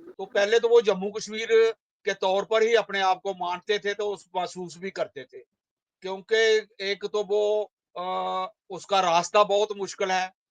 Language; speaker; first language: Hindi; non-native, local second language; Dogri